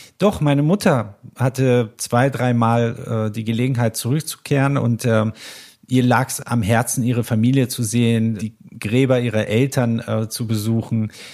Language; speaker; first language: German; early bilingual, other home language; Persian